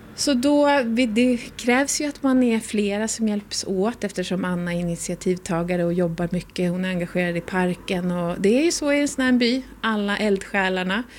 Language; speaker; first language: Swedish; native; Swedish